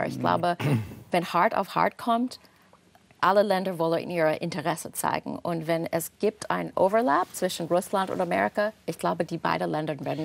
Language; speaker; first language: German; non-native, fluent; English